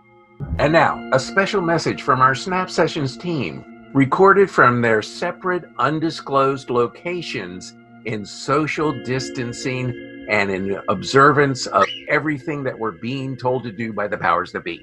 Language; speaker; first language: English; native; English